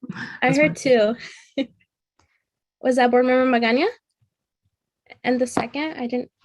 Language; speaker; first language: English; native; English